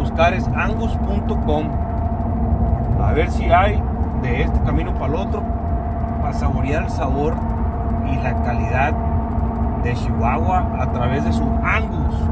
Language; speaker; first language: Spanish; native; Spanish